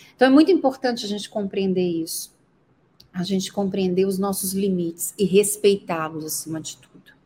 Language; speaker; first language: Portuguese; native; Portuguese